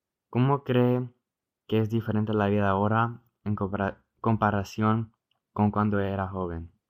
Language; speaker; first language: Spanish; early bilingual, heritage; Spanish